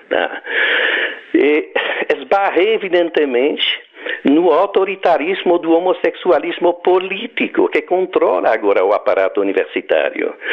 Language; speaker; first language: Portuguese; non-native, fluent; French